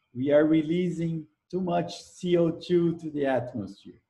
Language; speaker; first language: English; non-native, fluent; Portuguese